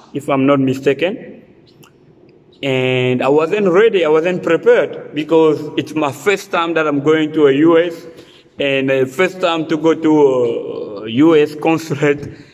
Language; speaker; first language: English; non-native, fluent; French